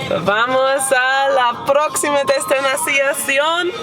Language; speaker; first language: Spanish; non-native, learner; English